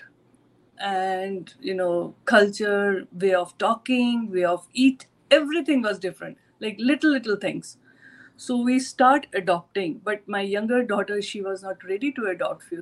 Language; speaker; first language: English; non-native, local second language; Hindi